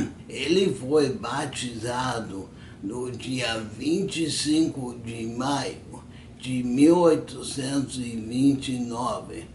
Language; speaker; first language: Portuguese; non-native, fluent; English